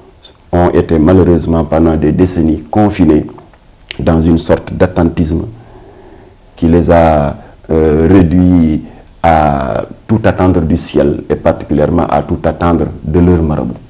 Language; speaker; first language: French; non-native, local second language; Wolof